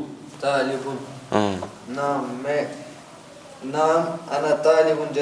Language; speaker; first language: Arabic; non-native, learner; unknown